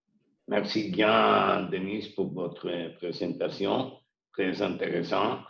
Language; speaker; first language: French; non-native, learner; Spanish